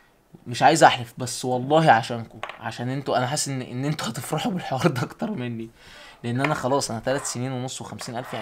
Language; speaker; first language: Arabic; native; Arabic